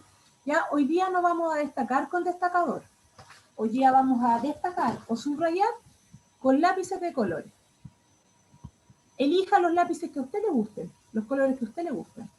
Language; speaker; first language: Spanish; native; Spanish